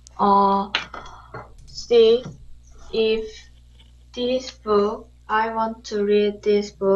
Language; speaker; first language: English; non-native, learner; Korean